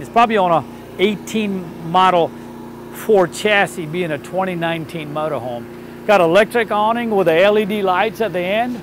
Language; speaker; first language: English; non-native, fluent; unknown